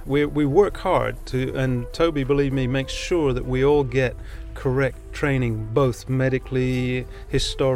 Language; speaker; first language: English; non-native, fluent; Catalan